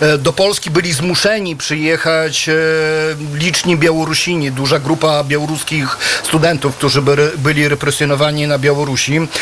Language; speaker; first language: Polish; native; Polish